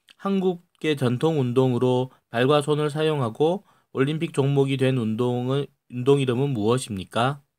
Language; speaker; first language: Korean; native; Korean